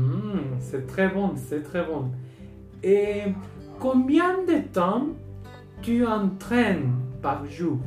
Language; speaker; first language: French; non-native, fluent; Spanish